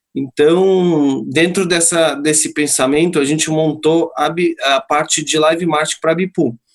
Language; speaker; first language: Portuguese; native; Portuguese